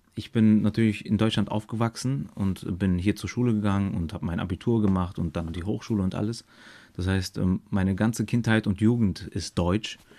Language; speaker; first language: German; early bilingual, other home language; Turkish